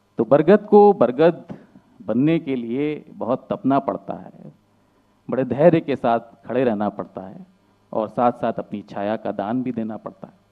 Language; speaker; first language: Hindi; native; Hindi